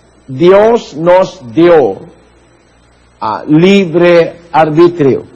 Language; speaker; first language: Spanish; non-native, learner; Filipino